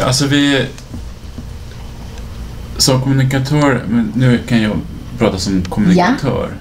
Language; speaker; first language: Swedish; native; Swedish